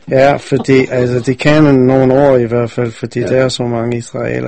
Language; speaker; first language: Danish; non-native, fluent; English